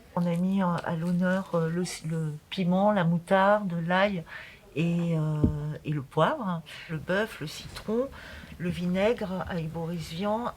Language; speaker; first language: French; native; French